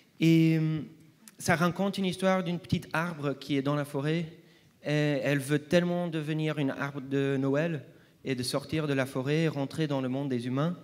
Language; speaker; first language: French; non-native, fluent; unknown